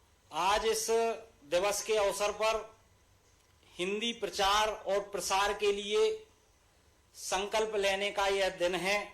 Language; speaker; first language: Hindi; native; Hindi